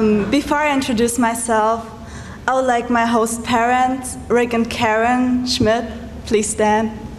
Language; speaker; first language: English; non-native, fluent; German